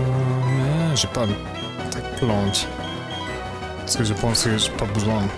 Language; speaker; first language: French; non-native, learner; German